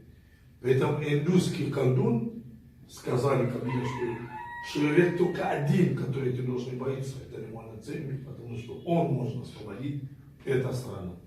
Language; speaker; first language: Russian; non-native, fluent; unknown